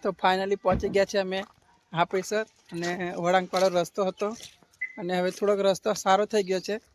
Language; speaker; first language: Gujarati; non-native, local second language; Rathawi